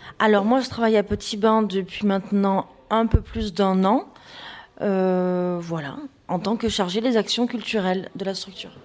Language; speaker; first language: French; native; French